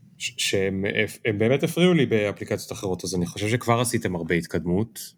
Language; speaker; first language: Hebrew; native; Hebrew